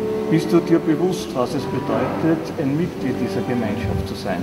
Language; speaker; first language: German; native; German